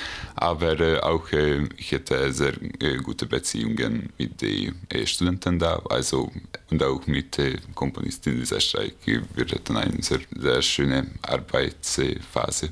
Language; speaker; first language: German; non-native, learner; Hungarian